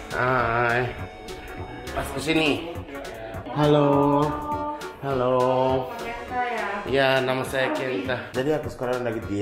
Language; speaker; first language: Indonesian; non-native, learner; Japanese